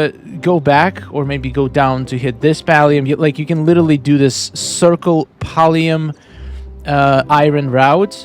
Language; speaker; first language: English; non-native, fluent; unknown